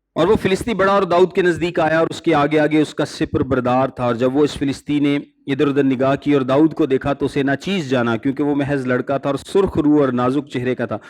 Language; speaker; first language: Urdu; non-native, local second language; Punjabi